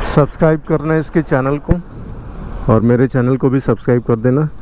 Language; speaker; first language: Hindi; non-native, local second language; Bangla